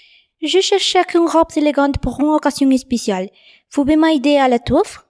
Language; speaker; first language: French; non-native, learner; Spanish